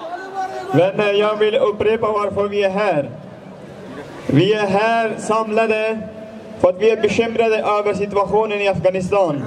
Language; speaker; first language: Swedish; non-native, fluent; Persian